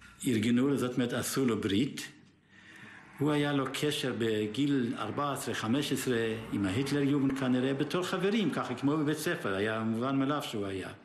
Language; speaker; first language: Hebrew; early bilingual, other home language; German